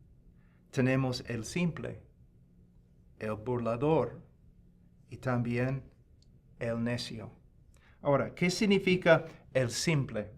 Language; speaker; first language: Spanish; non-native, fluent; English